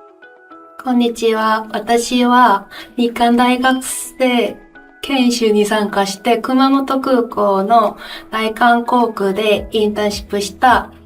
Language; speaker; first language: Japanese; non-native, fluent; Korean